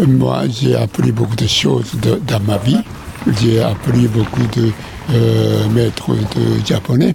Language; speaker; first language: French; non-native, fluent; Japanese